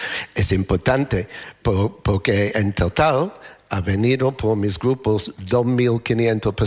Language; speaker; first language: Spanish; non-native, learner; English